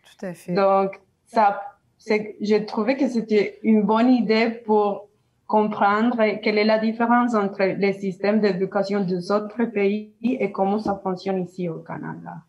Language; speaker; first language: French; non-native, learner; Spanish